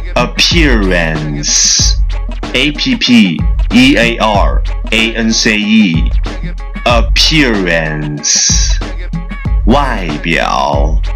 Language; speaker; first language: English; non-native, fluent; Chinese